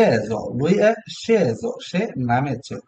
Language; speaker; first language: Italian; non-native, learner; Bangla